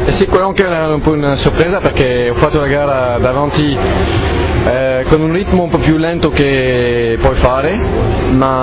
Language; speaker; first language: Italian; non-native, learner; French